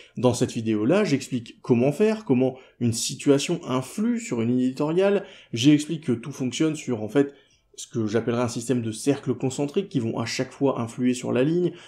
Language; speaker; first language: French; native; French